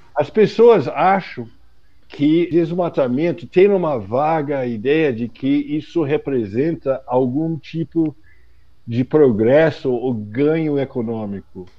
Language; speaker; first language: Portuguese; non-native, fluent; English